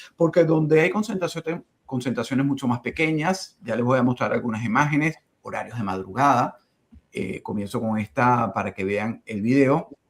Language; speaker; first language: Spanish; native; Spanish